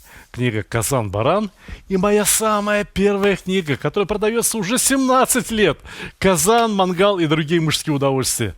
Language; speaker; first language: Russian; native; Russian